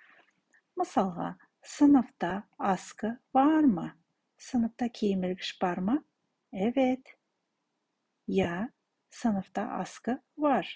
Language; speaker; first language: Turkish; non-native, fluent; Kazakh